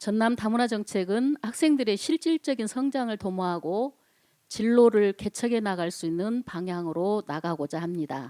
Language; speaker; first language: Korean; native; Korean